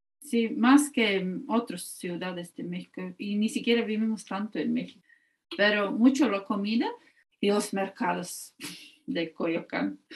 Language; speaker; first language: Spanish; non-native, fluent; Latvian